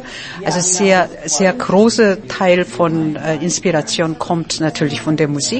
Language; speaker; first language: German; non-native, fluent; Korean